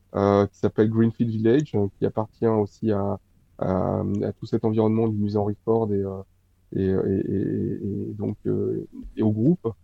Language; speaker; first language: French; native; French